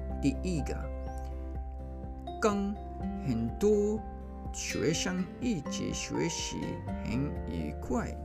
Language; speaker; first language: Chinese; non-native, learner; Japanese